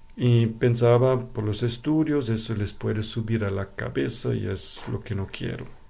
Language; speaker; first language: Spanish; non-native, fluent; German